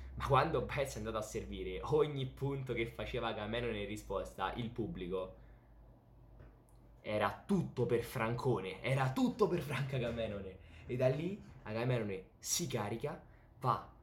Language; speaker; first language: Italian; native; Italian